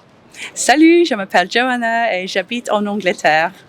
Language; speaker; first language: French; non-native, learner; English